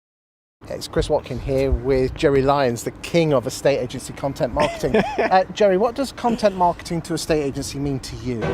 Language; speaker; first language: English; native; English